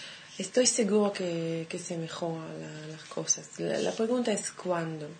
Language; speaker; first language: Spanish; non-native, fluent; Hebrew